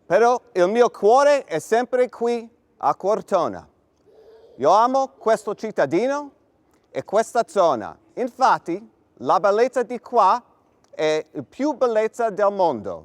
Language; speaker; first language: Italian; non-native, fluent; English